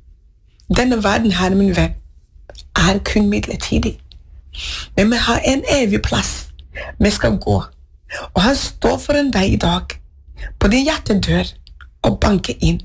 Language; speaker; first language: Norwegian; non-native, fluent; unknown